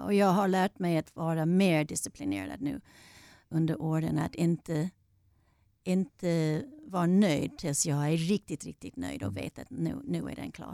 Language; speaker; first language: Swedish; non-native, fluent; English